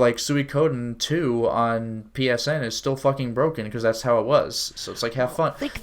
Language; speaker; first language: English; native; English